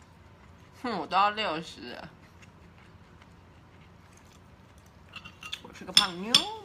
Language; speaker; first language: Chinese; native; Chinese